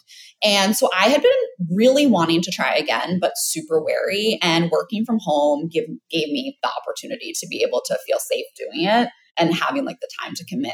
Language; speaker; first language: English; native; English